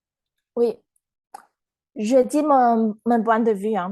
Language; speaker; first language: French; non-native, fluent; Chinese